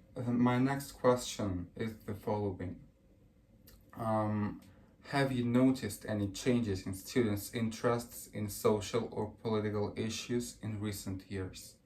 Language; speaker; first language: English; early bilingual, other home language; Russian